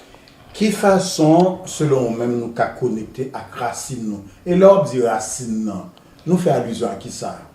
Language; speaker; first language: Haitian Creole; native; Haitian Creole